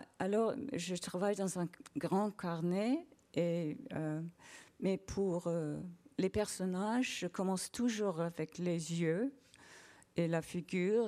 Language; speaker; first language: French; non-native, learner; English